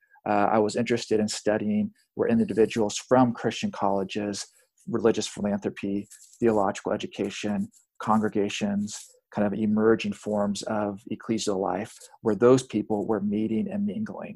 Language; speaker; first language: English; native; English